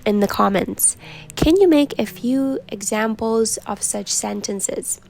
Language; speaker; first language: English; non-native, fluent; Ukrainian